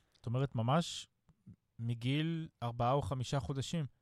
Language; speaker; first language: Hebrew; native; Hebrew